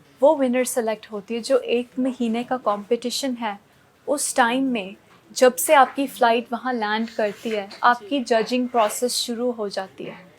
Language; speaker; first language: Hindi; non-native, local second language; Punjabi